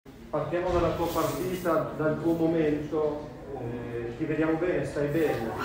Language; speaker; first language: Italian; native; Italian